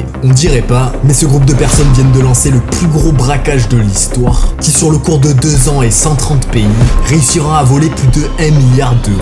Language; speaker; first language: French; native; French